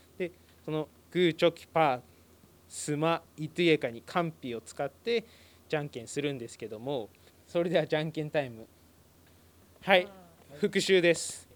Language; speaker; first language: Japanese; native; Japanese